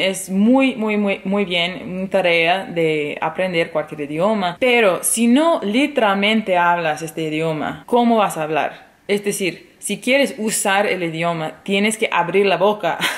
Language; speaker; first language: Spanish; non-native, fluent; English